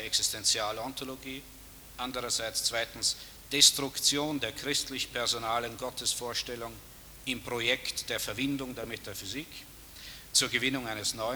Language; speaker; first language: German; native; German